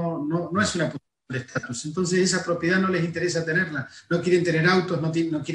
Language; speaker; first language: Spanish; native; Spanish